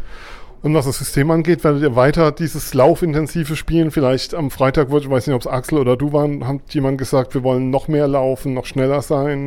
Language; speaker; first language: German; native; German